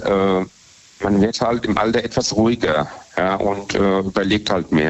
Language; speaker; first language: German; native; German